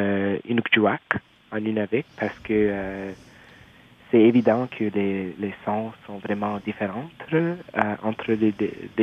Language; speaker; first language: French; non-native, local second language; English